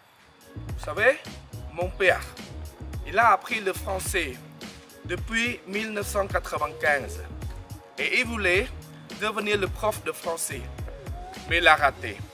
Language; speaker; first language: French; non-native, local second language; Khmer